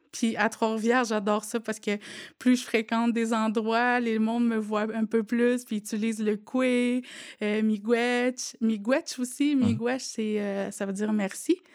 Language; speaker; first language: French; non-native, local second language; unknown